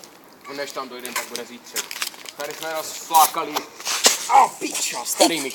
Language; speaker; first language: Czech; native; Czech